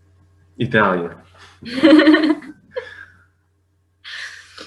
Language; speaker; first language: Portuguese; non-native, fluent; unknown